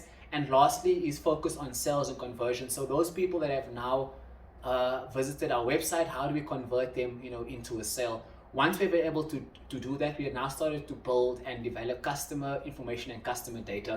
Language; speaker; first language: English; non-native, local second language; Afrikaans